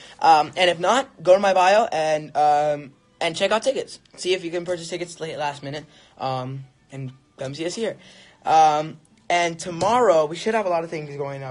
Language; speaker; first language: English; early bilingual, other home language; Spanish